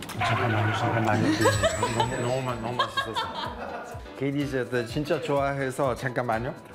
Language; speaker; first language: Korean; non-native, fluent; Italian